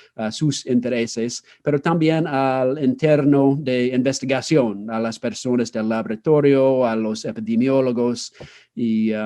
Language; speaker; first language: Spanish; non-native, fluent; English